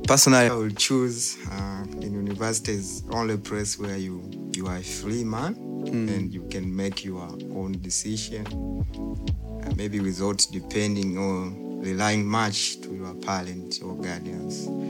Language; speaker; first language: English; non-native, local second language; Swahili